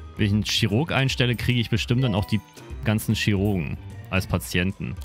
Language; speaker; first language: German; native; German